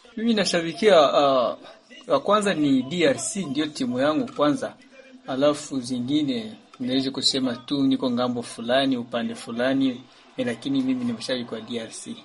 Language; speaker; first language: Swahili; native; Swahili